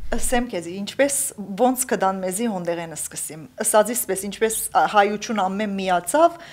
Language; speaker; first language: Armenian; early bilingual, heritage; Armenian